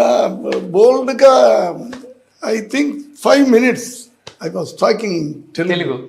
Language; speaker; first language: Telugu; non-native, learner; Tamil